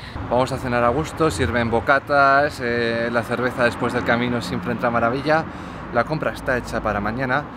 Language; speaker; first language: Spanish; native; Spanish